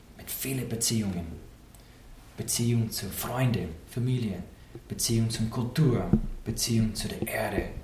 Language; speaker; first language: German; non-native, fluent; English